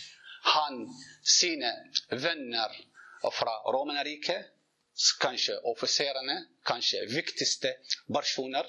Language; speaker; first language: Norwegian; non-native, learner; Arabic